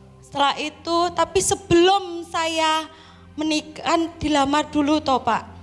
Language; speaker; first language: Indonesian; non-native, local second language; Javanese